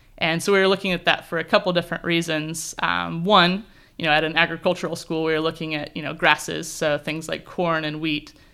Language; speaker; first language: English; native; English